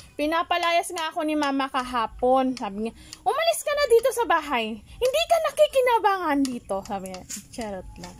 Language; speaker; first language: Filipino; non-native, local second language; Hiligaynon